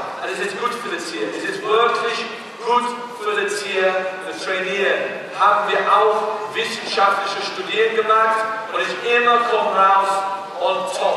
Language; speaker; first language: German; non-native, learner; English